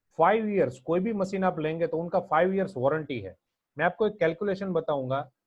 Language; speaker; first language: Hindi; non-native, local second language; Gujarati